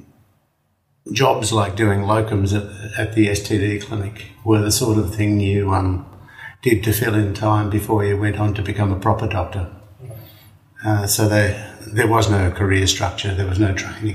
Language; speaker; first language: English; native; English